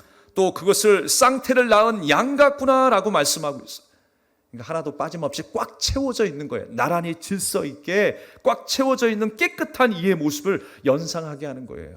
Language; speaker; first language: Korean; native; Korean